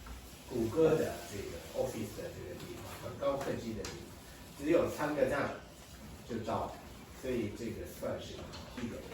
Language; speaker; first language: Chinese; non-native, fluent; Japanese